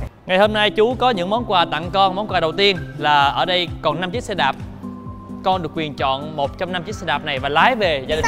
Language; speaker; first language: Vietnamese; native; Vietnamese